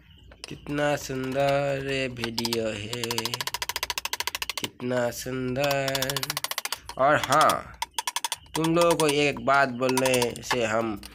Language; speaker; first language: Hindi; non-native, local second language; Bangla